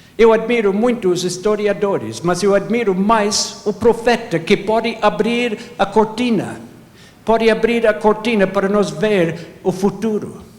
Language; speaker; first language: Portuguese; non-native, fluent; English